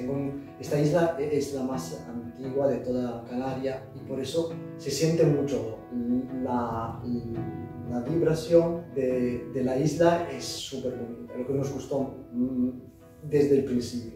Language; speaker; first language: Spanish; non-native, learner; Italian